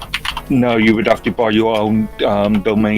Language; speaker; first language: English; native; English